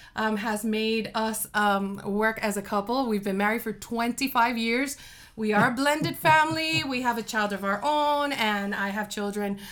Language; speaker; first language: English; native; English